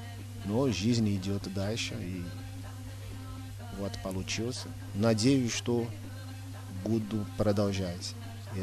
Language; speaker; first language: Russian; non-native, fluent; Portuguese